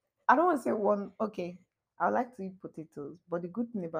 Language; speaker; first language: English; non-native, local second language; Yoruba